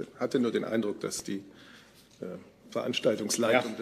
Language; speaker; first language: German; native; German